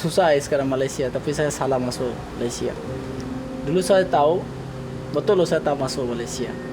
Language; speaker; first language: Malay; non-native, learner; Bangla